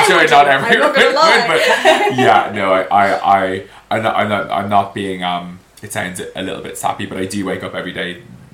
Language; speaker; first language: English; native; English